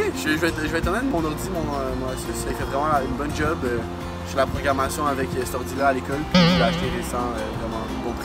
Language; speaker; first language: French; native; French